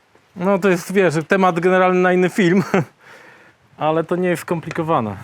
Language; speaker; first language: Polish; native; Polish